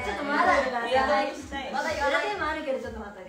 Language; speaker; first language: Japanese; native; Japanese